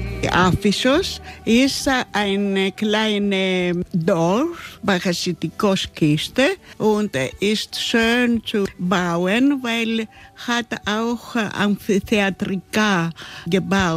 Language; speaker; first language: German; non-native, learner; Greek